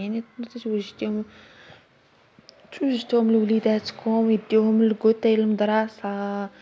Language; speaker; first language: Arabic; native; Arabic